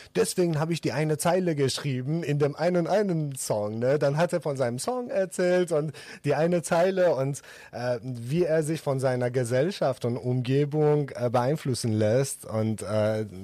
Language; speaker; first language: German; non-native, fluent; Persian